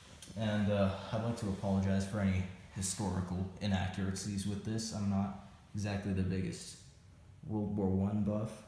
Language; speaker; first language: English; native; English